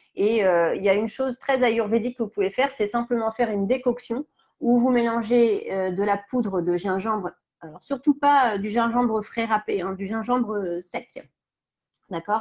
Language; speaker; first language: French; native; French